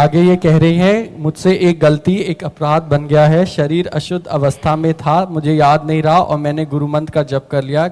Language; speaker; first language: Hindi; native; Hindi